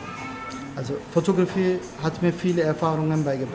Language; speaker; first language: German; non-native, learner; Turkish